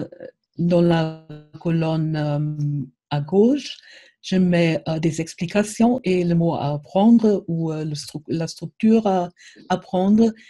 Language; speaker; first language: French; non-native, fluent; German